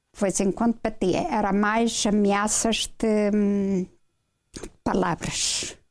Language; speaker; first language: Portuguese; native; Portuguese